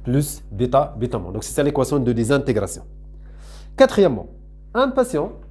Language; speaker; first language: French; non-native, local second language; Arabic